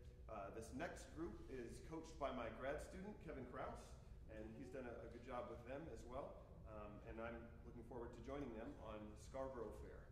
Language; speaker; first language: English; native; English